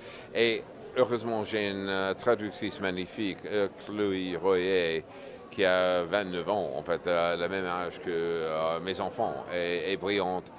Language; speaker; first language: French; non-native, fluent; English